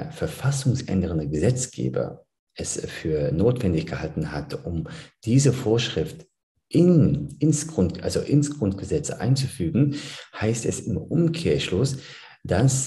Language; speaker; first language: German; early bilingual, other home language; Turkish